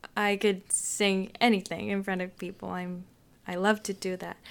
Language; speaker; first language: English; non-native, fluent; Japanese